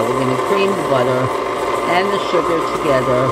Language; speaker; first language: English; native; English